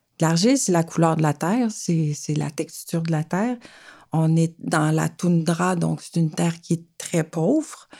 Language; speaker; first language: French; native; French